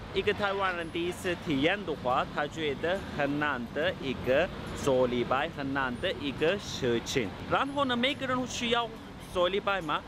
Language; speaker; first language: Chinese; non-native, fluent; Turkish